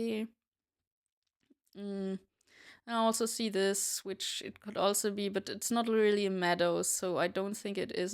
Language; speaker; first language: English; non-native, fluent; German